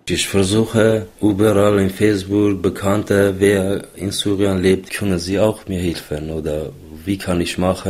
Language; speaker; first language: German; non-native, learner; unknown